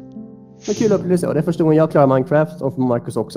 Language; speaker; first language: Swedish; native; Swedish